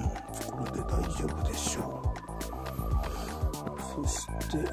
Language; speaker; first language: Japanese; native; Japanese